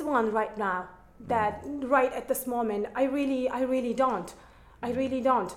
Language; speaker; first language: English; non-native, fluent; German